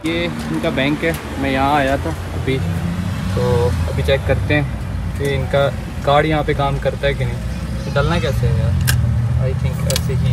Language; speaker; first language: Urdu; non-native, local second language; Punjabi